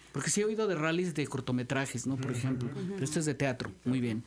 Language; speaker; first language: Spanish; native; Spanish